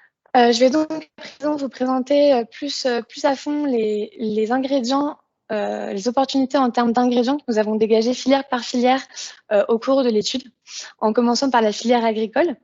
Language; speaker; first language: French; native; French